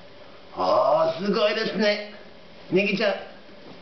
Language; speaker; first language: Japanese; non-native, learner; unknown